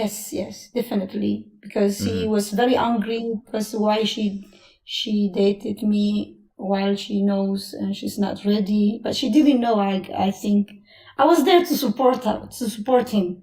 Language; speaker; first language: English; non-native, fluent; Italian